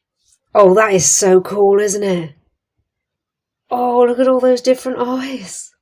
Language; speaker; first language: English; native; English